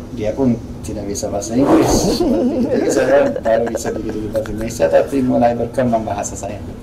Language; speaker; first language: Indonesian; non-native, fluent; Swedish